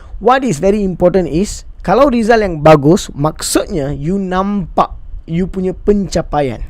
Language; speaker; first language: Malay; non-native, local second language; Tamil